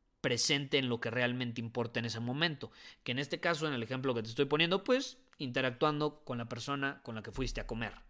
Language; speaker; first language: Spanish; native; Spanish